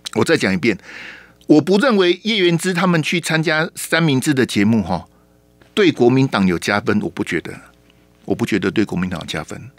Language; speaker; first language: Chinese; native; Chinese